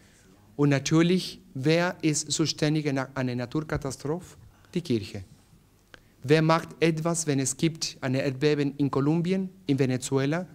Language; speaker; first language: German; non-native, learner; Spanish